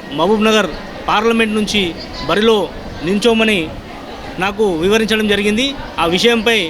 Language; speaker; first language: Telugu; non-native, local second language; Lambadi